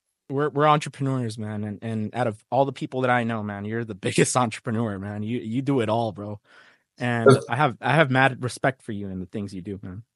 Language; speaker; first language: English; early bilingual, other home language; Spanish